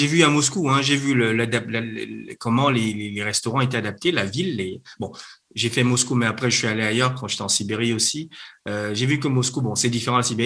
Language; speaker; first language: French; native; French